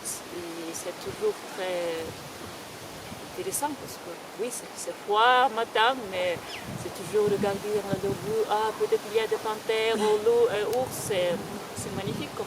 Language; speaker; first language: French; non-native, learner; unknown